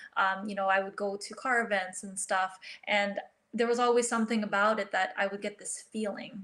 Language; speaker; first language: English; early bilingual, other home language; Filipino